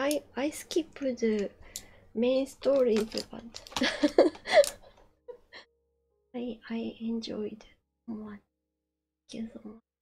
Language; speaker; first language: English; non-native, learner; Japanese